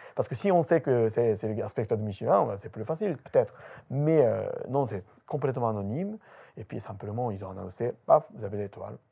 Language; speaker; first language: French; non-native, learner; Japanese